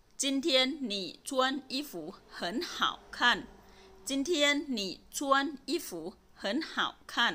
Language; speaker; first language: Chinese; non-native, fluent; Thai